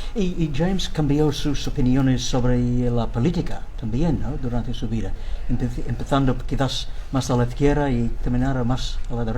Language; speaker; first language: Spanish; non-native, learner; English